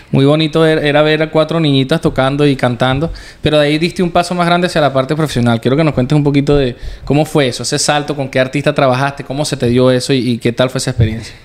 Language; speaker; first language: Spanish; native; Spanish